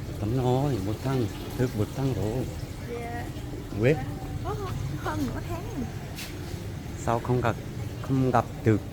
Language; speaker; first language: Vietnamese; non-native, learner; Korean